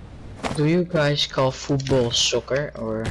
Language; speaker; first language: English; non-native, fluent; Dutch